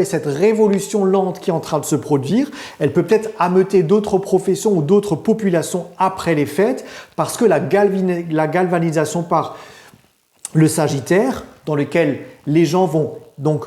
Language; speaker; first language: French; native; French